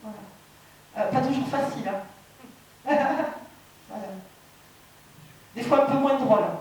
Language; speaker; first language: French; native; French